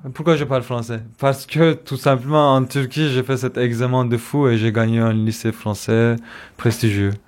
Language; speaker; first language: French; non-native, fluent; Turkish